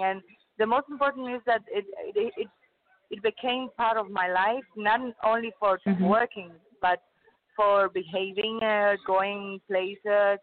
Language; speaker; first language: English; non-native, learner; Spanish